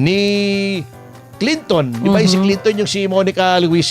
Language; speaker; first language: Filipino; native; Filipino